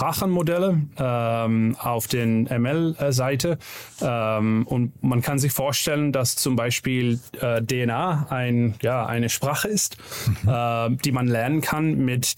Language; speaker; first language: German; non-native, learner; Dutch